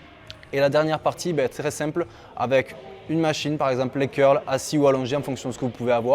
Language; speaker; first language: French; native; French